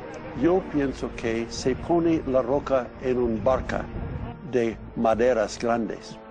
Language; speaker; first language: Spanish; non-native, learner; English